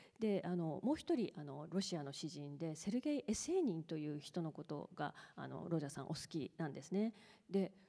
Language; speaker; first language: Japanese; native; Japanese